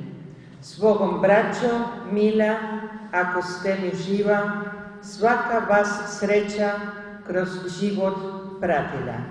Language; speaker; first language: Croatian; early bilingual, heritage; Spanish